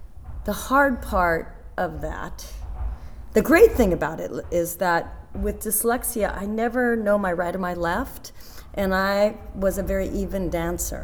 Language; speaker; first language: English; native; English